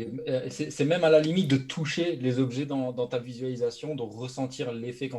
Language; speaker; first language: French; native; French